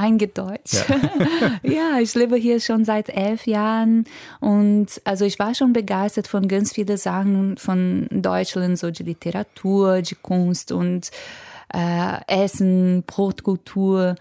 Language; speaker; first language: German; non-native, fluent; Portuguese